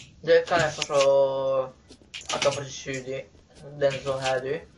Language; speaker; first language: Swedish; non-native, learner; Norwegian